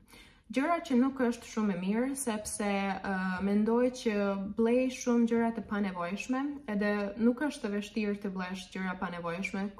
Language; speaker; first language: Albanian; non-native, learner; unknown